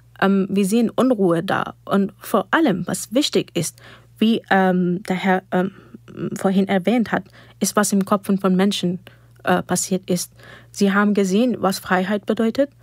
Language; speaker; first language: German; non-native, fluent; Persian